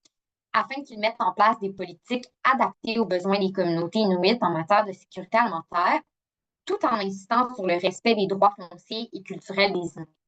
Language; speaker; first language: French; native; French